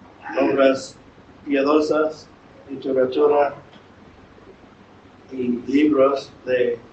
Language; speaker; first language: Spanish; non-native, fluent; English